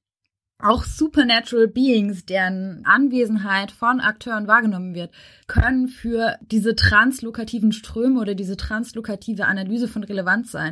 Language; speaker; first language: German; native; German